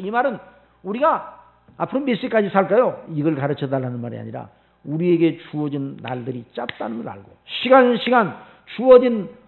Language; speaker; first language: Korean; native; Korean